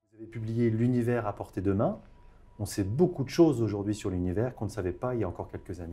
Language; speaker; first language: French; native; French